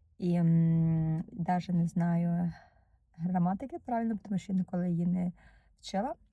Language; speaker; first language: Ukrainian; native; Ukrainian